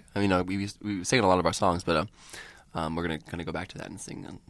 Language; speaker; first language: English; native; English